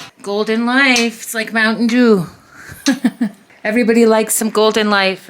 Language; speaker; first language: English; native; English